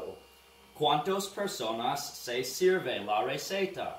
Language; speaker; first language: Spanish; non-native, learner; English